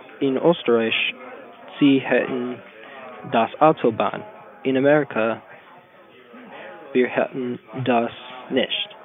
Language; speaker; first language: German; non-native, learner; English